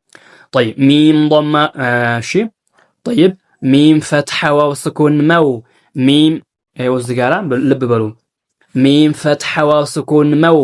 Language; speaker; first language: Arabic; non-native, fluent; Amharic